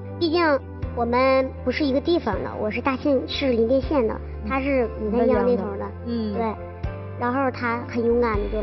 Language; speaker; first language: Chinese; native; Chinese